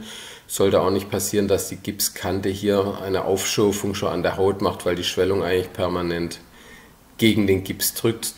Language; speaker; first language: German; native; German